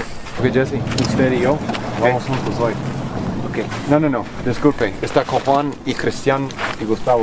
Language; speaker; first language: Spanish; non-native, fluent; English